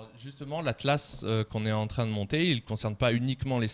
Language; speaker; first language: French; native; French